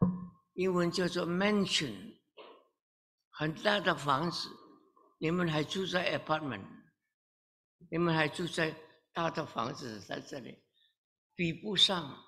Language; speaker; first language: Chinese; early bilingual, heritage; Chinese